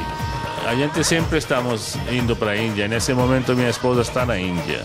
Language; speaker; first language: Portuguese; non-native, fluent; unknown